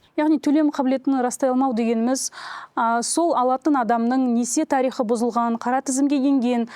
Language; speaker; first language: Kazakh; native; Kazakh